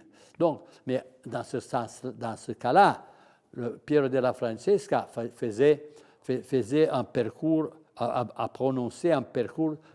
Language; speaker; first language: French; non-native, fluent; Italian